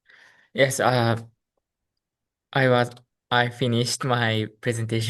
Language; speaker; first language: English; non-native, learner; Japanese